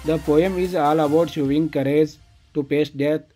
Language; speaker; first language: English; non-native, local second language; Kannada